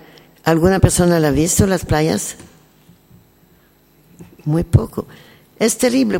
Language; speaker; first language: Spanish; non-native, learner; French